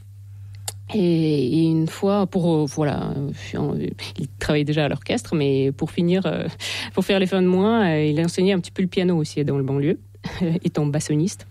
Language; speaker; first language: French; non-native, fluent; Russian